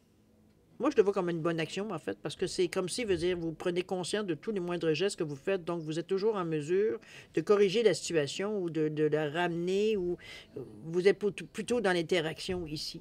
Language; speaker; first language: French; native; French